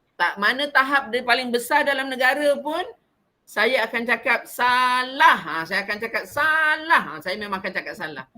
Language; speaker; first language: Malay; native; Malay